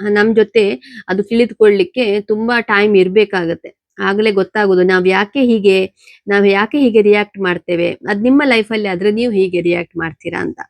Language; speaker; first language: Kannada; non-native, local second language; Konkani